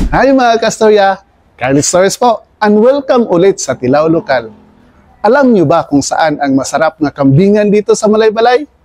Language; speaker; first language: Filipino; non-native, local second language; Cebuano